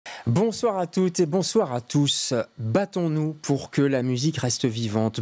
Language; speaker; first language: French; native; French